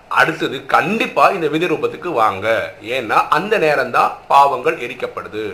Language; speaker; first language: Tamil; native; Tamil